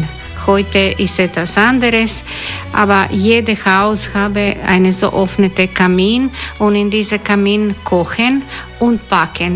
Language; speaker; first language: German; non-native, learner; Croatian